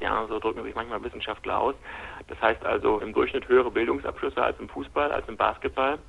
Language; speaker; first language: German; native; German